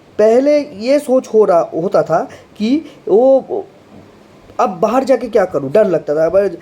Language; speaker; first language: Hindi; non-native, local second language; Bangla